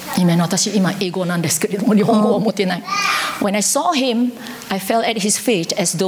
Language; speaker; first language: Japanese; non-native, learner; Korean